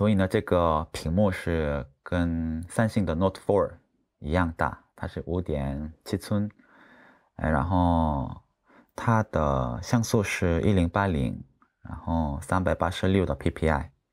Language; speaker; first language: Chinese; non-native, fluent; Korean